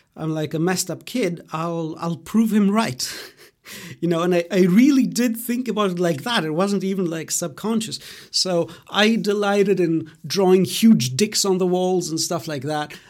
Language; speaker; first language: English; non-native, fluent; Greek